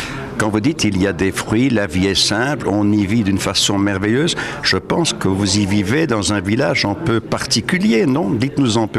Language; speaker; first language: French; native; French